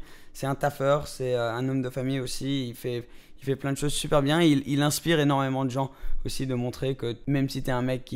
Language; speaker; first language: French; native; French